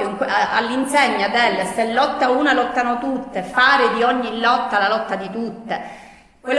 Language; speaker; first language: Italian; native; Italian